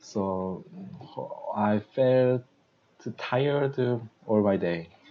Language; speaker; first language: English; non-native, learner; Korean